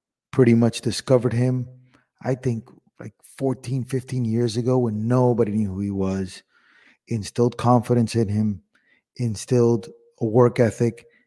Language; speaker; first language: English; early bilingual, other home language; Spanish